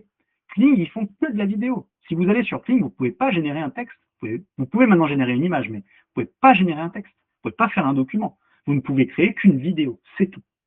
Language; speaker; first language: French; native; French